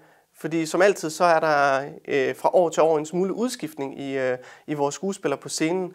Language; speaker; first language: Danish; native; Danish